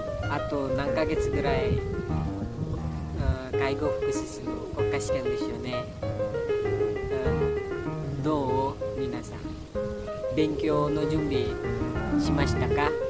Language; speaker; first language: Japanese; non-native, learner; Indonesian